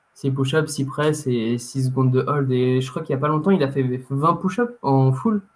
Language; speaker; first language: French; native; French